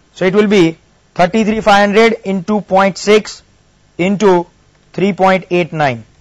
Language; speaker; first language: English; non-native, local second language; Gujarati